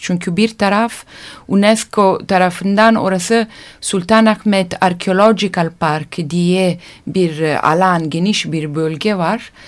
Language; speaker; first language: Turkish; non-native, learner; Italian